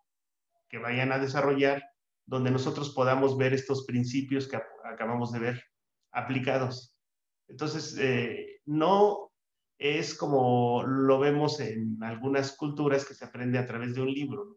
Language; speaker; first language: Spanish; native; Spanish